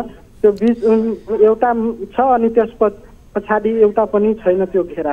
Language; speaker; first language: Nepali; native; Nepali